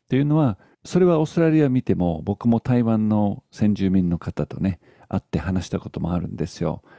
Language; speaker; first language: Japanese; native; Japanese